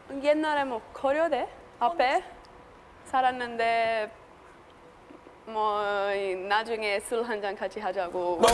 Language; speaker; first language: Korean; non-native, learner; English